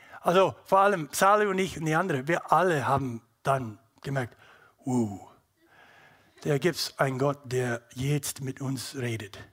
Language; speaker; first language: German; non-native, learner; English